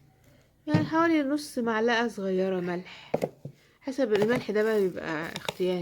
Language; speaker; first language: Arabic; native; Arabic